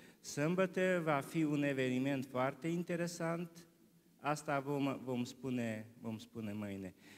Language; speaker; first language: Romanian; non-native, local second language; Hungarian